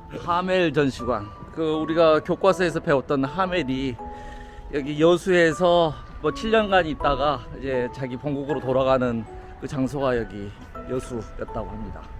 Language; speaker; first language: Korean; native; Korean